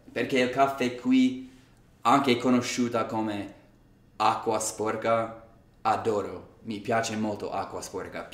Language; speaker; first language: Italian; non-native, fluent; English